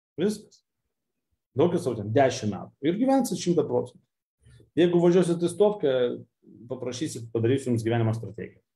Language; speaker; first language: Lithuanian; non-native, local second language; Russian